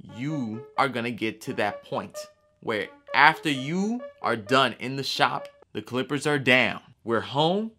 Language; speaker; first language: English; early bilingual, other home language; Spanish